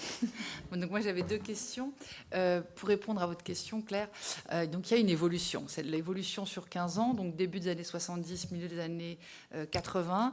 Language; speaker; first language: French; native; French